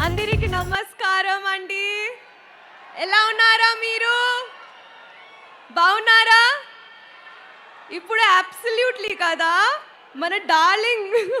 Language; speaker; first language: Telugu; non-native, local second language; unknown